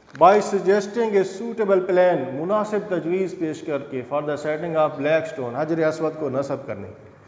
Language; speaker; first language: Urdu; non-native, local second language; Saraiki